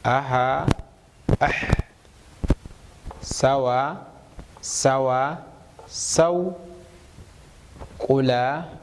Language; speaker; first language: Arabic; non-native, fluent; Hausa